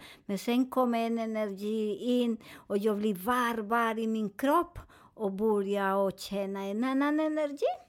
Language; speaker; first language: Swedish; non-native, fluent; Spanish